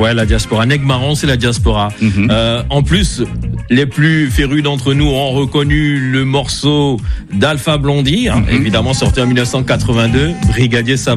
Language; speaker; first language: French; native; French